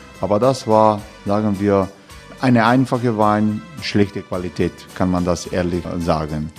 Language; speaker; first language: German; non-native, learner; Croatian